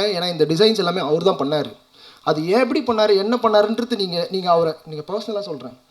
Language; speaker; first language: Tamil; native; Tamil